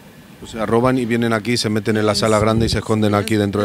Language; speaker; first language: Spanish; native; Spanish